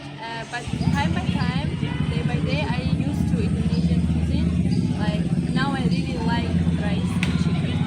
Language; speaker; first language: English; non-native, fluent; Tajik